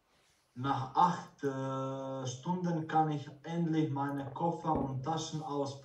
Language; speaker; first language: German; non-native, learner; Bosnian